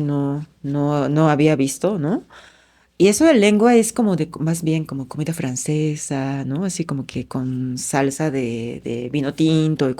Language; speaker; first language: Spanish; non-native, fluent; Japanese